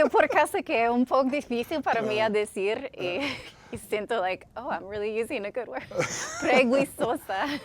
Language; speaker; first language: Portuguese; non-native, learner; English